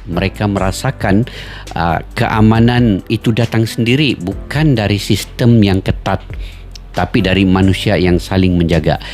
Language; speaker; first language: Indonesian; native; Indonesian